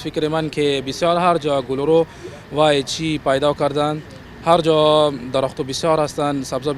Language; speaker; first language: Persian; non-native, learner; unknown